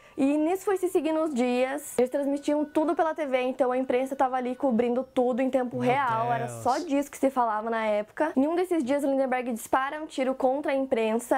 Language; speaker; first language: Portuguese; native; Portuguese